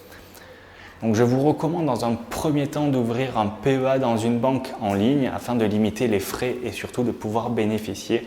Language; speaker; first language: French; native; French